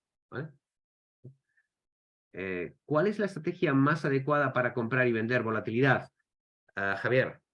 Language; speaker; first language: Spanish; native; Spanish